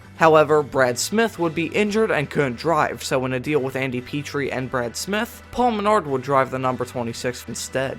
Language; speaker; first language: English; native; English